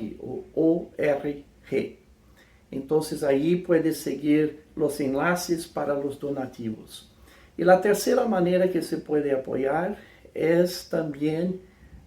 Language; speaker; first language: Spanish; non-native, fluent; English